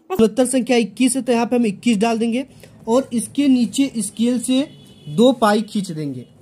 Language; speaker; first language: Hindi; native; Hindi